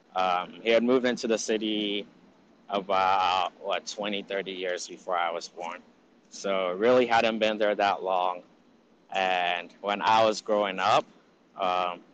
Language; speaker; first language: English; early bilingual, other home language; Akan